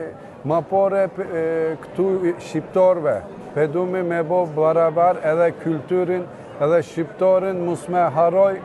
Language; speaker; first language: Albanian; early bilingual, heritage; Turkish